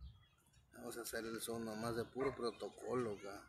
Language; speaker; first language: Spanish; native; Spanish